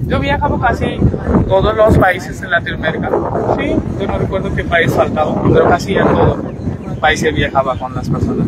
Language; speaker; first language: Spanish; non-native, learner; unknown